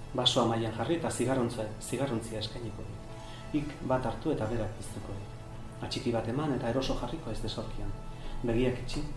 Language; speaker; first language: Basque; native; Basque